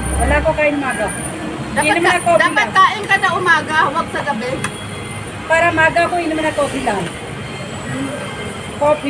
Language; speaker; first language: Filipino; non-native, learner; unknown